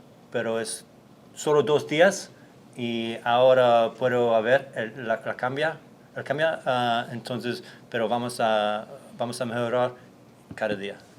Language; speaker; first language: Spanish; non-native, learner; English